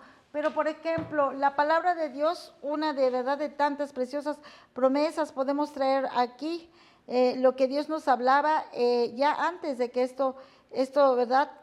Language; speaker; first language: Spanish; native; Spanish